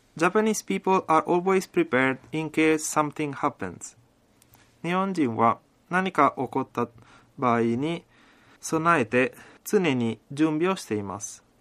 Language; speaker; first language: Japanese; non-native, fluent; Italian